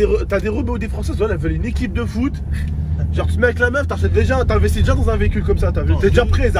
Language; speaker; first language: French; native; French